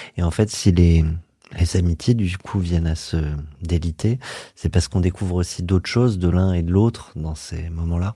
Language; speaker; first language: French; native; French